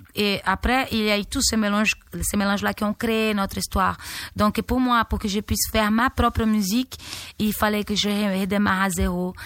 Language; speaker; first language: French; non-native, fluent; Portuguese